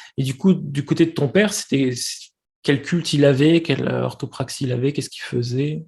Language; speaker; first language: French; native; French